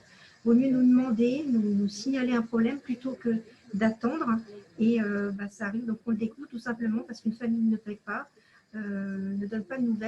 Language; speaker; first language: French; native; French